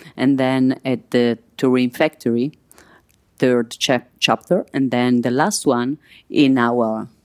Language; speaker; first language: English; non-native, fluent; Italian